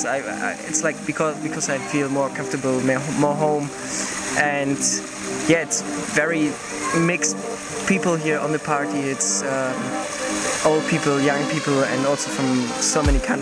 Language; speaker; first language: English; non-native, fluent; German